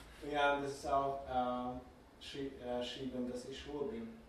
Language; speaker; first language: German; non-native, learner; Hungarian